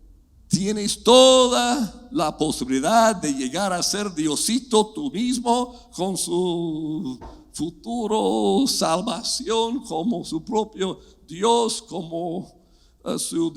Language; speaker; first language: Spanish; non-native, fluent; English